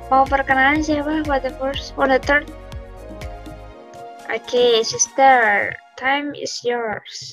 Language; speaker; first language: English; non-native, learner; Indonesian